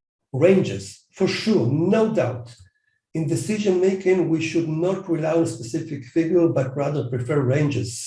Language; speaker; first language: English; non-native, fluent; Hebrew